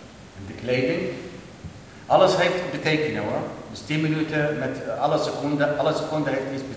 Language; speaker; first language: Dutch; non-native, learner; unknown